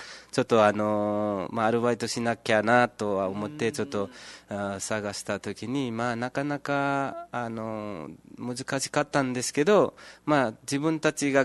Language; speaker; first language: Japanese; non-native, fluent; Nepali